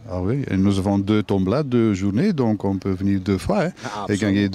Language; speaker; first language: French; non-native, local second language; Dutch